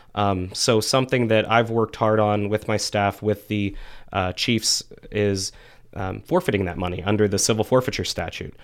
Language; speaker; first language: English; native; English